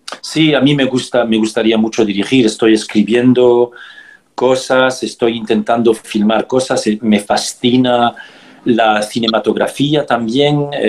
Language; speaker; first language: Spanish; early bilingual, heritage; Spanish